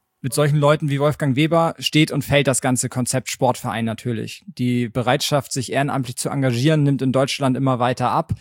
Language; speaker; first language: German; native; German